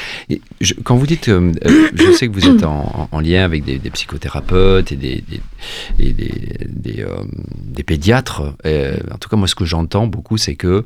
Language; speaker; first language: French; native; French